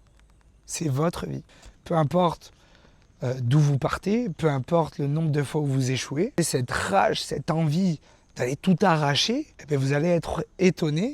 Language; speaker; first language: French; native; French